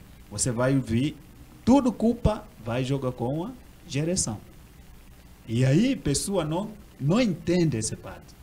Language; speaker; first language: Portuguese; non-native, learner; Swahili